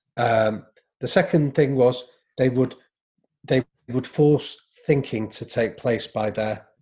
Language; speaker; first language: English; native; English